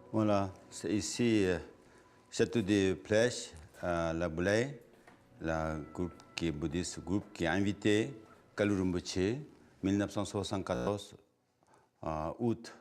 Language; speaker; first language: French; non-native, learner; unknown